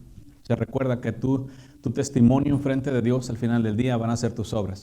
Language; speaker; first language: Spanish; native; Spanish